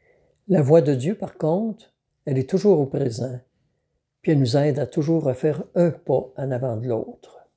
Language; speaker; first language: French; native; French